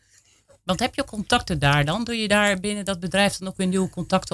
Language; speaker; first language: Dutch; native; Dutch